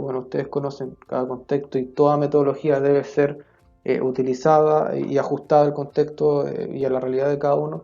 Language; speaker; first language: Spanish; native; Spanish